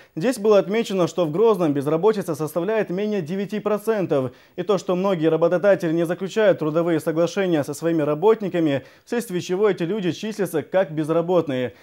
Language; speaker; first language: Russian; non-native, local second language; Chechen